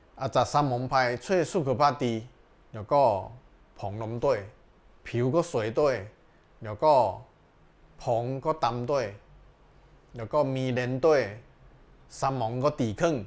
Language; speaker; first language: Thai; non-native, learner; Chinese